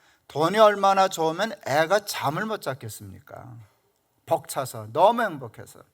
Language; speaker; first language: Korean; native; Korean